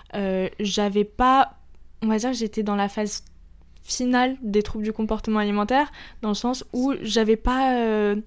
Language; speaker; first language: French; early bilingual, other home language; Arabic